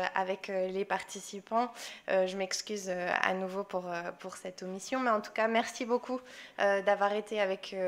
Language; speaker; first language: French; non-native, fluent; English